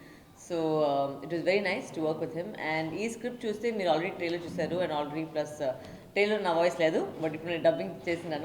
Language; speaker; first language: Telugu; non-native, local second language; Tamil